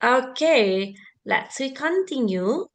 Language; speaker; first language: English; non-native, learner; Indonesian